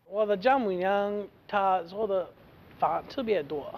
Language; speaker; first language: Chinese; non-native, learner; English